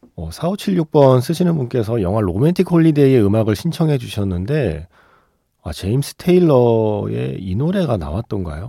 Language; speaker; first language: Korean; native; Korean